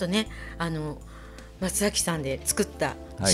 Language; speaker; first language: Japanese; native; Japanese